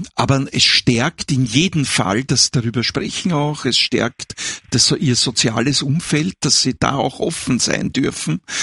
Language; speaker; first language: German; native; German